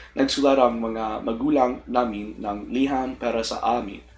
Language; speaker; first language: Filipino; non-native, learner; English